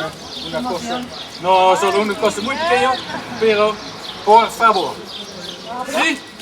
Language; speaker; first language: Spanish; non-native, learner; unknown